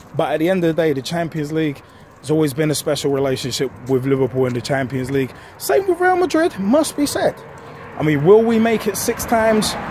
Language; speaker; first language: English; native; English